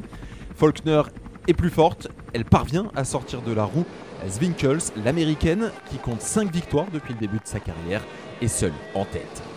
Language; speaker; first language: French; native; French